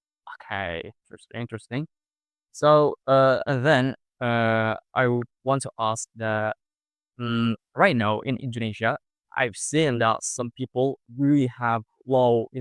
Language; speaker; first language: English; non-native, fluent; Indonesian